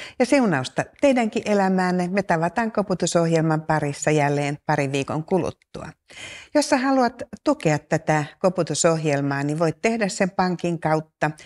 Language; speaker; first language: Finnish; native; Finnish